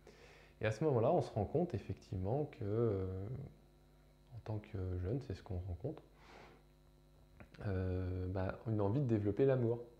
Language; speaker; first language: French; native; French